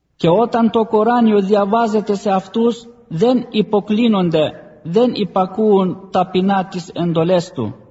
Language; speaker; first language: Greek; non-native, fluent; Arabic